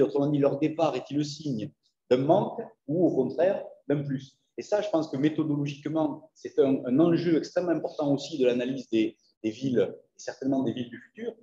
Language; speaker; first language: French; native; French